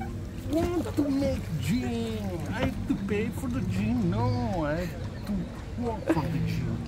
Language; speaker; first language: English; non-native, learner; Italian